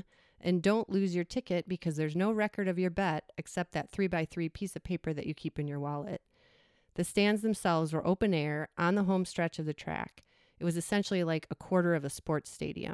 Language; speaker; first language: English; native; English